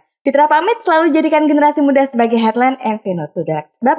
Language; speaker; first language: Indonesian; native; Indonesian